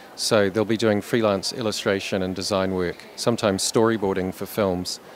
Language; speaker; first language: English; native; English